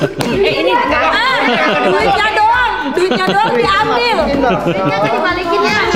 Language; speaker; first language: Indonesian; native; Indonesian